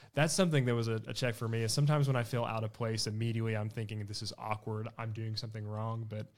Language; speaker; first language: English; native; English